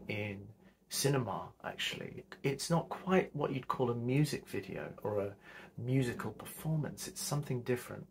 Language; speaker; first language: English; native; English